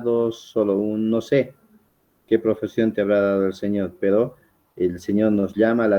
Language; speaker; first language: Spanish; native; Spanish